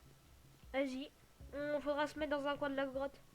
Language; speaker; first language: French; native; French